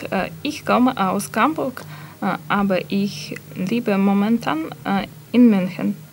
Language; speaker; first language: German; non-native, learner; Russian